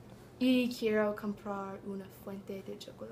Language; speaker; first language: Spanish; non-native, learner; English